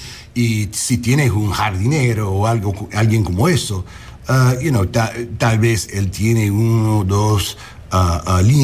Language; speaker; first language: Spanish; early bilingual, heritage; English